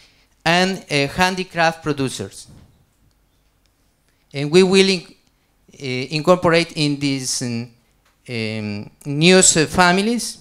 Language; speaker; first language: English; non-native, learner; Spanish